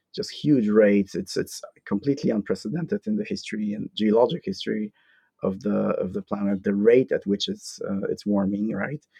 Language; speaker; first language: English; non-native, fluent; Polish